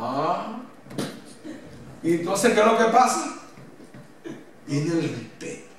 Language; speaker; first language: Spanish; native; Spanish